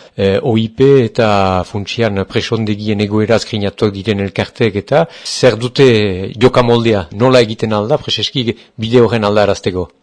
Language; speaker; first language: Basque; native; Basque